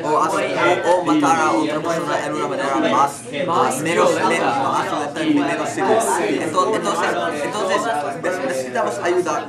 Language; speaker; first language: Spanish; non-native, learner; English